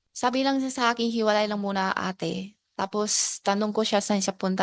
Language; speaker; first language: Filipino; non-native, learner; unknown